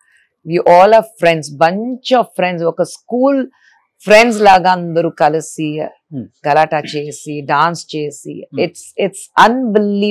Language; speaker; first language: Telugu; non-native, learner; Tamil